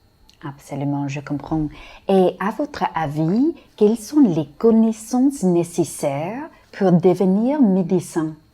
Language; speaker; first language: French; non-native, fluent; English